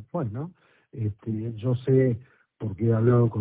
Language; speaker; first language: Spanish; native; Spanish